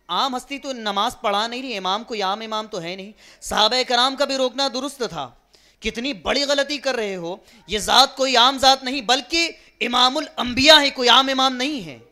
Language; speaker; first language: Urdu; native; Urdu